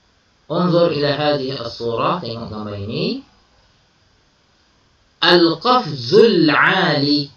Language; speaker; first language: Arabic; non-native, fluent; Malay